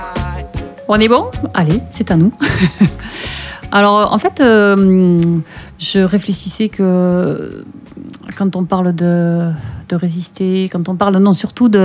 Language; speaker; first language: French; native; French